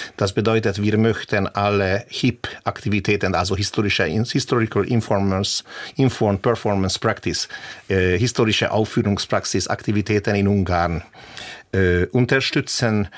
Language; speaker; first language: German; non-native, fluent; Hungarian